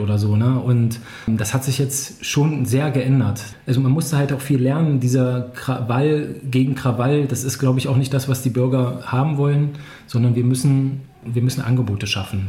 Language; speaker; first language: German; native; German